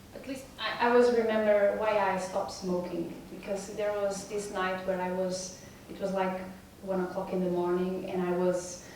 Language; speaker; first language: English; non-native, fluent; Portuguese